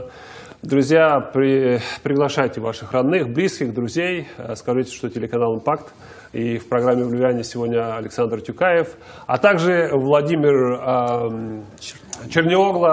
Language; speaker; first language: Russian; native; Russian